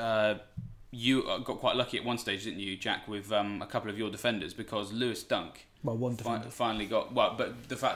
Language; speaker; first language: English; native; English